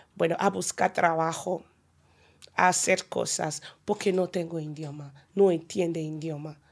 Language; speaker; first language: Spanish; non-native, learner; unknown